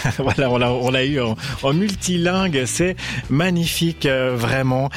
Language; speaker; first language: French; native; French